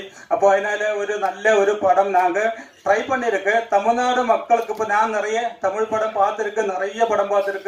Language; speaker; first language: Tamil; non-native, local second language; Malayalam